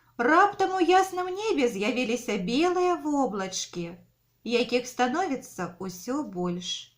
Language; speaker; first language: Belarusian; non-native, local second language; Russian